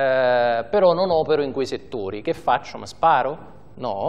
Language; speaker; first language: Italian; native; Italian